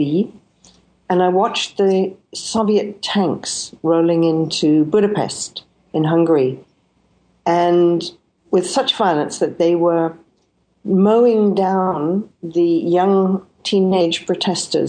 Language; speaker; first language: English; native; English